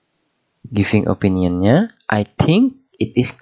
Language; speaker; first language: English; non-native, fluent; Indonesian